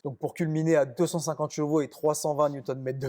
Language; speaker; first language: French; native; French